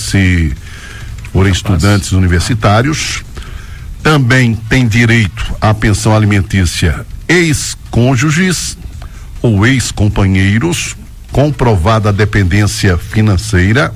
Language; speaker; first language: Portuguese; native; Portuguese